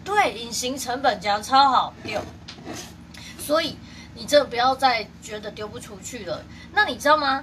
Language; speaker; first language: Chinese; native; Chinese